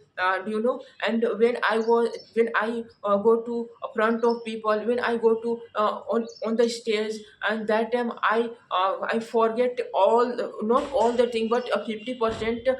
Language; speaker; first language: English; non-native, learner; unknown